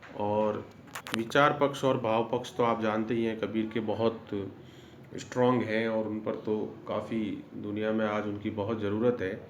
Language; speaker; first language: Hindi; native; Hindi